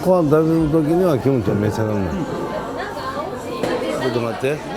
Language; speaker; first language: Japanese; non-native, fluent; Korean